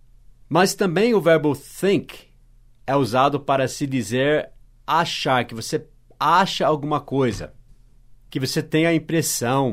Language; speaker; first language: Portuguese; non-native, fluent; English